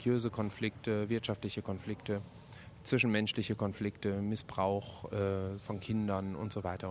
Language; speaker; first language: German; native; German